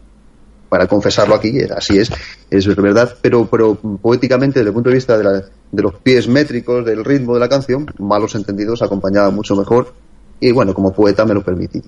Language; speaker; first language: Spanish; native; Spanish